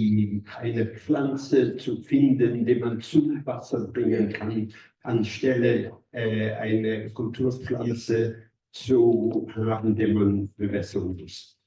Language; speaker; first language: German; non-native, fluent; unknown